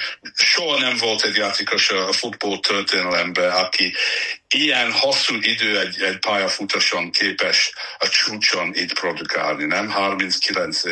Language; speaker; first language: Hungarian; non-native, learner; English